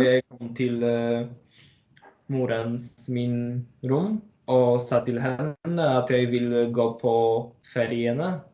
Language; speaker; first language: Norwegian; non-native, learner; Polish